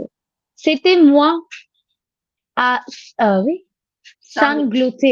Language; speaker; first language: French; non-native, learner; Hindi